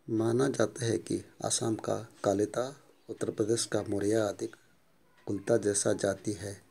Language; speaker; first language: Hindi; non-native, local second language; Odia